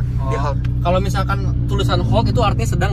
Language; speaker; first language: Indonesian; native; Indonesian